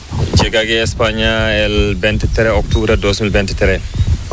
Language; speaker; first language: Spanish; non-native, learner; Fula